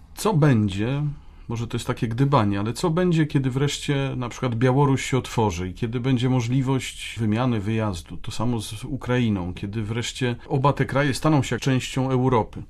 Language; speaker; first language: Polish; native; Polish